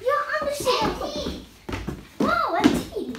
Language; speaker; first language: Swedish; non-native, learner; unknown